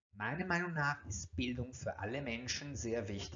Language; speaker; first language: German; non-native, fluent; Italian